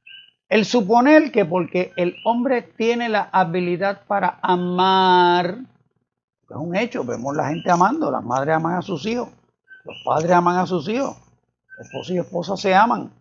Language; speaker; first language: Spanish; native; Spanish